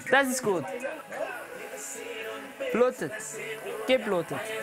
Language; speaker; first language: German; non-native, learner; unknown